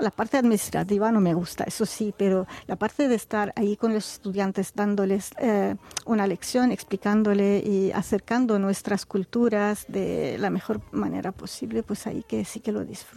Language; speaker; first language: Spanish; non-native, fluent; Arabic